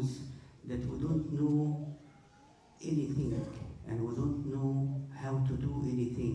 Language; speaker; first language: English; non-native, fluent; Arabic